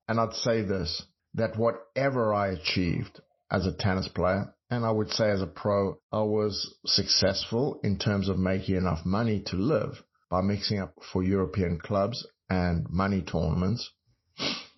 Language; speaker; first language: English; native; English